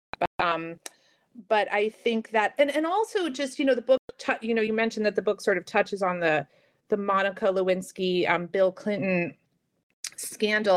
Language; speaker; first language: English; native; English